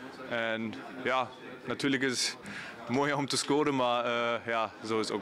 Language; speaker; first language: Dutch; non-native, learner; German